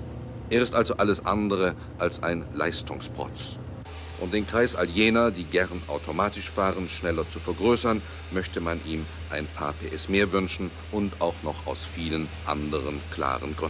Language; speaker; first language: German; native; German